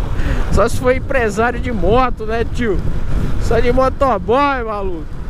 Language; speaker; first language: Portuguese; native; Portuguese